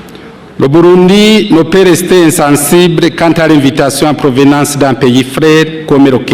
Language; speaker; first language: French; non-native, local second language; Rundi